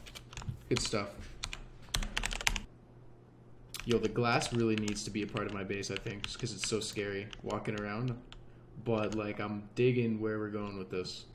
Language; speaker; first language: English; native; English